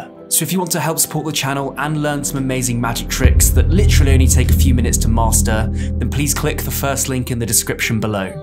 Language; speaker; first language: English; native; English